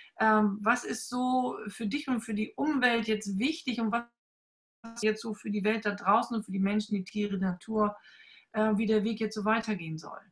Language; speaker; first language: German; native; German